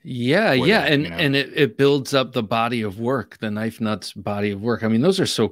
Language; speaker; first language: English; native; English